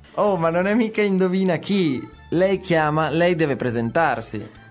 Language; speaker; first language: Italian; native; Italian